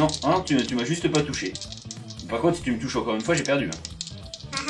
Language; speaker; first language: French; native; French